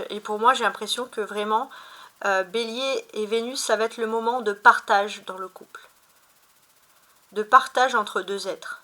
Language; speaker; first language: French; native; French